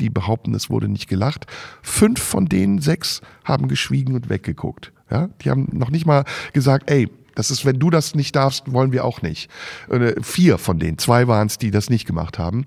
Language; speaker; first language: German; early bilingual, other home language; Turkish